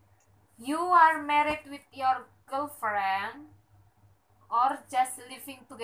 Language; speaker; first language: English; non-native, learner; Indonesian